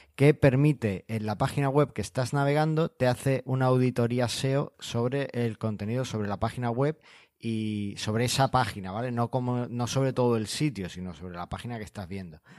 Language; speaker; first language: Spanish; native; Spanish